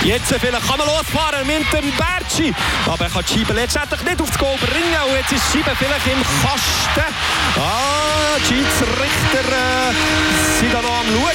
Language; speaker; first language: German; native; German